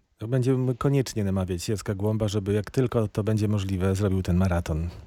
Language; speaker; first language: Polish; native; Polish